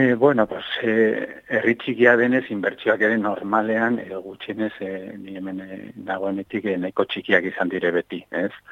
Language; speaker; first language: Basque; non-native, local second language; Spanish